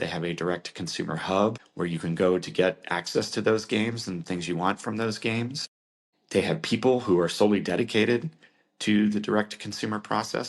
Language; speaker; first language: English; native; English